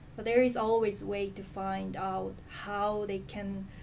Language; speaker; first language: English; non-native, fluent; Korean